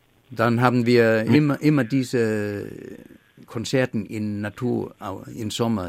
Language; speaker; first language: German; non-native, fluent; Faroese